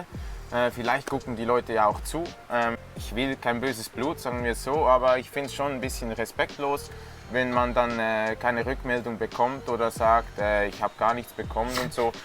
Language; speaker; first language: German; native; German